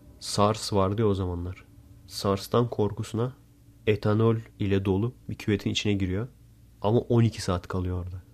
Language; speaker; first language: Turkish; native; Turkish